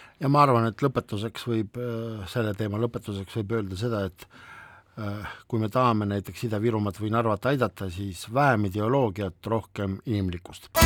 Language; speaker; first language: Estonian; non-native, local second language; Russian